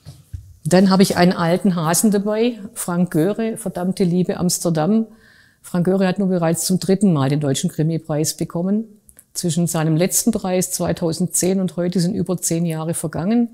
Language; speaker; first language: German; native; German